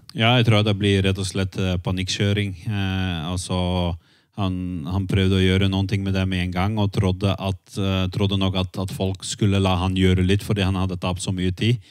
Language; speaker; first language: Norwegian; non-native, fluent; Dutch